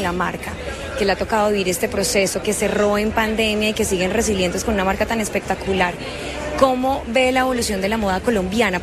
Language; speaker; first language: Spanish; native; Spanish